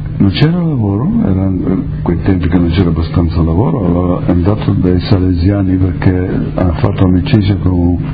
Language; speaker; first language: Italian; early bilingual, heritage; Italian